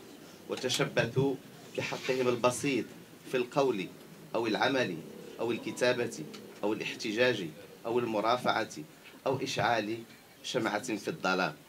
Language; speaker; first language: Arabic; native; Arabic